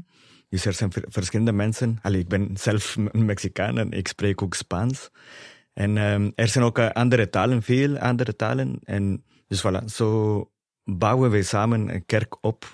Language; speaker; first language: Dutch; non-native, fluent; Spanish